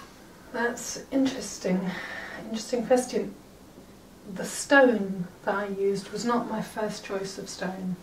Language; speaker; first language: English; native; English